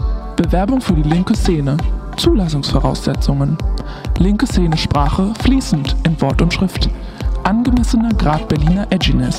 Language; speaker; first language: German; native; German